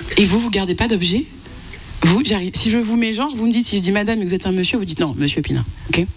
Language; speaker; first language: French; native; French